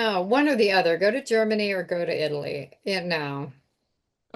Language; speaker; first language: English; native; English